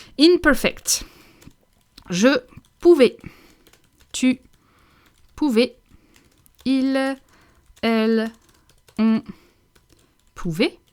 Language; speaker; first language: French; non-native, fluent; English